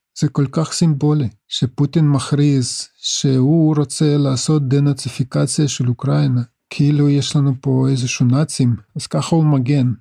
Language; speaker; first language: Hebrew; non-native, fluent; Russian